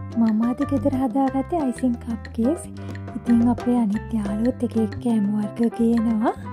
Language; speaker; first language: Sinhala; native; Sinhala